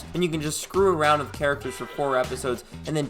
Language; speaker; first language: English; native; English